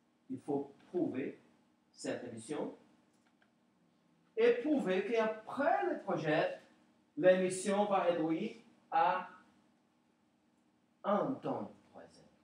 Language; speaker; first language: French; non-native, learner; Portuguese